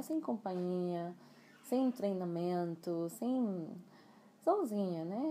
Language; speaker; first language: Portuguese; non-native, fluent; Spanish